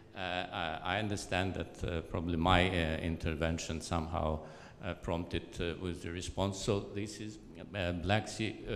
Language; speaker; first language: English; non-native, fluent; Azerbaijani